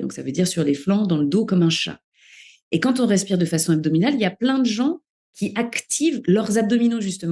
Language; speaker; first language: French; native; French